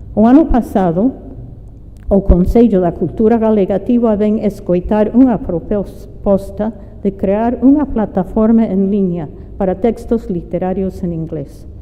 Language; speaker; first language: Galician; non-native, fluent; English